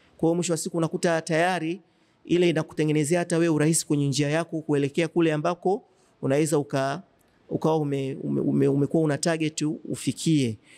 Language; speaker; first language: Swahili; native; Swahili